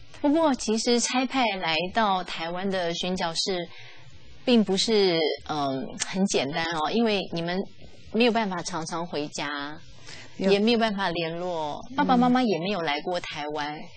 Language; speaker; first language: Chinese; native; Chinese